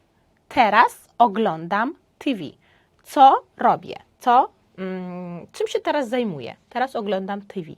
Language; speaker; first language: Polish; non-native, fluent; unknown